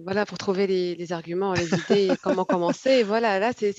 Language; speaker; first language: French; non-native, fluent; Arabic